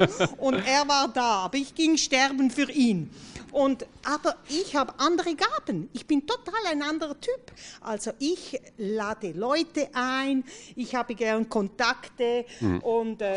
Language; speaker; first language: German; non-native, fluent; French